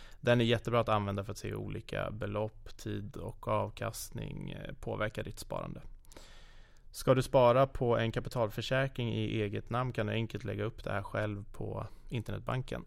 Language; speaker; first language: Swedish; native; Swedish